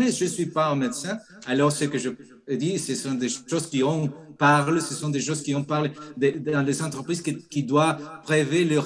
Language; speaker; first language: French; non-native, fluent; Spanish